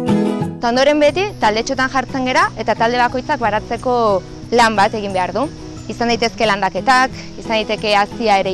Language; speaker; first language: Basque; native; Basque